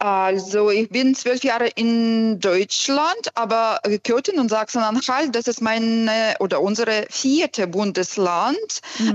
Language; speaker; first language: German; non-native, fluent; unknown